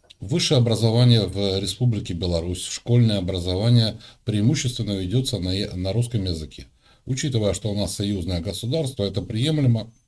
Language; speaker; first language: Russian; native; Russian